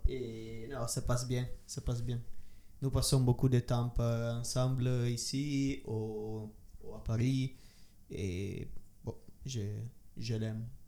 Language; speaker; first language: French; non-native, learner; Italian